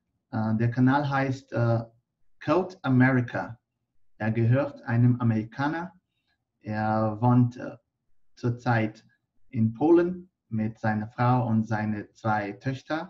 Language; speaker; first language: German; non-native, fluent; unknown